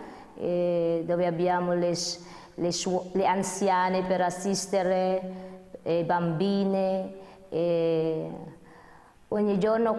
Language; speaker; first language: Italian; non-native, fluent; Filipino